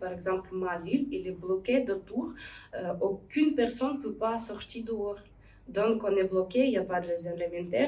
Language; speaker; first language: French; non-native, learner; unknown